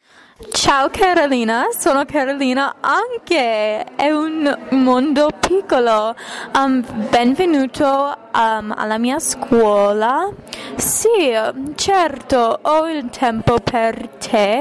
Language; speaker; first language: Italian; non-native, learner; English